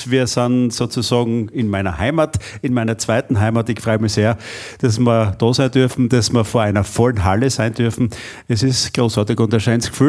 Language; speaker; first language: German; native; German